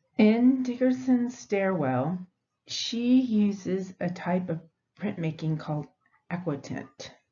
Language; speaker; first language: English; native; English